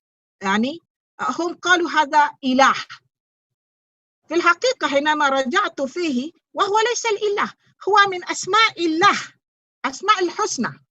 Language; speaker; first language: Arabic; non-native, fluent; Malay